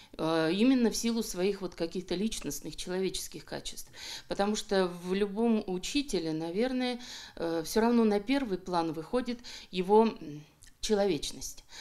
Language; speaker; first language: Russian; native; Russian